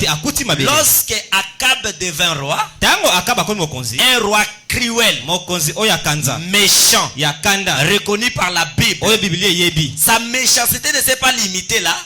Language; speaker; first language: Haitian Creole; non-native, local second language; Lingala